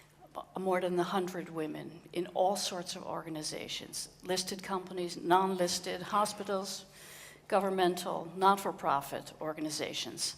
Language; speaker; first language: English; non-native, fluent; Dutch